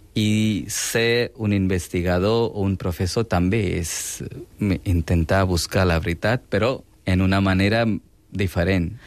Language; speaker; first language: Catalan; non-native, fluent; Hindi